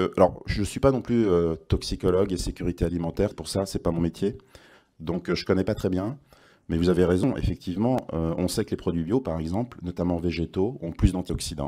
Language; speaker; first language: French; native; French